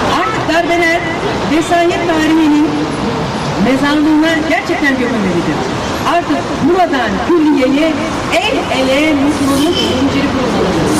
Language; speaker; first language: Turkish; native; Turkish